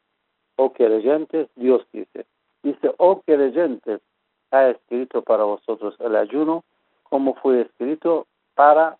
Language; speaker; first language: Spanish; non-native, fluent; Persian